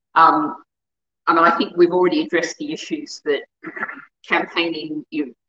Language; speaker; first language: English; native; English